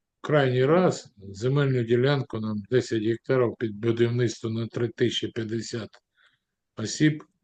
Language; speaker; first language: Ukrainian; non-native, local second language; Russian